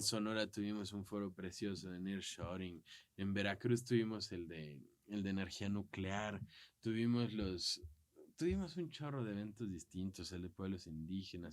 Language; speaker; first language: Spanish; native; Spanish